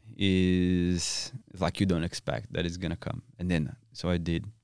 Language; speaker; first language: English; non-native, learner; Portuguese